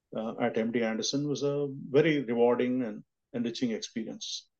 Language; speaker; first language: English; non-native, local second language; Telugu